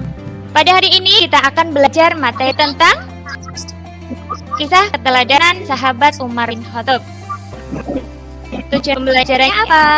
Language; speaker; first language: Indonesian; native; Indonesian